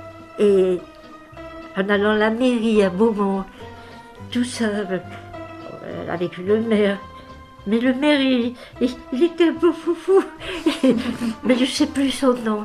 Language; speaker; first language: French; native; French